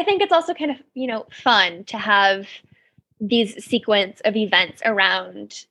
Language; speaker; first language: English; native; English